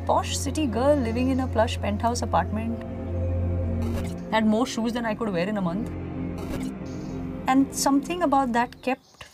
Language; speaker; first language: English; non-native, local second language; Marathi